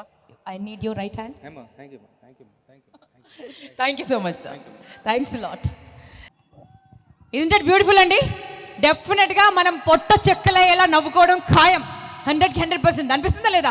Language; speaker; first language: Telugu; native; Telugu